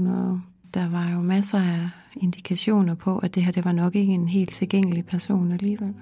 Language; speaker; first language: Danish; native; Danish